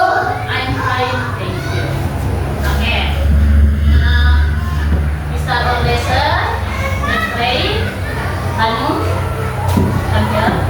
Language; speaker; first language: English; non-native, learner; Indonesian